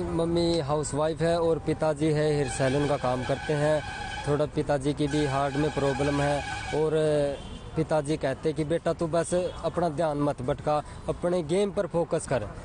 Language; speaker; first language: Hindi; native; Hindi